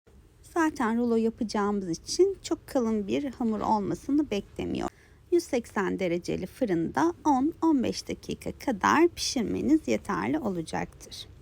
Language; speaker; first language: Turkish; native; Turkish